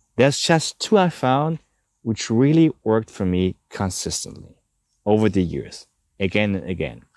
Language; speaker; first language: English; non-native, fluent; German